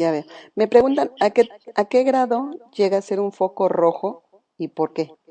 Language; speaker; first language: Spanish; native; Spanish